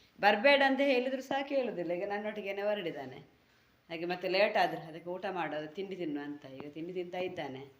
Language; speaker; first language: Kannada; non-native, local second language; Tulu